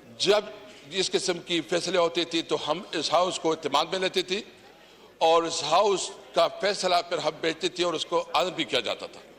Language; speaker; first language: Urdu; non-native, local second language; Pashto